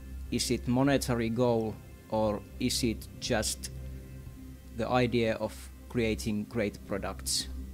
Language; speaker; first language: English; non-native, fluent; Finnish